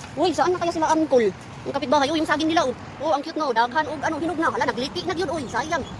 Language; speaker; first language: Filipino; non-native, local second language; Waray